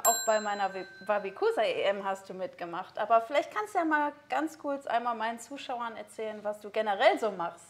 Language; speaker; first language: German; native; German